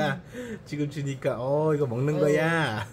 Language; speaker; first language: Korean; native; Korean